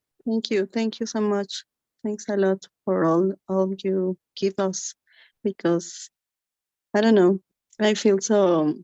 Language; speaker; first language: English; non-native, learner; Spanish